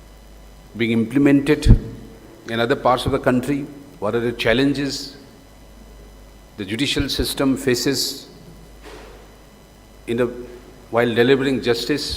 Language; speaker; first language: English; non-native, local second language; Manipuri